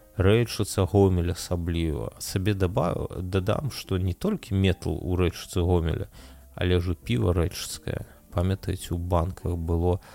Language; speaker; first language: Belarusian; non-native, local second language; Russian